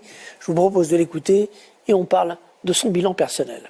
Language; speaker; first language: French; native; French